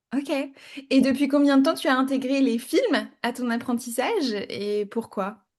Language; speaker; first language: French; native; French